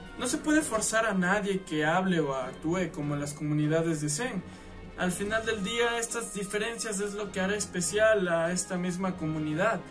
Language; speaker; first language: Spanish; native; Spanish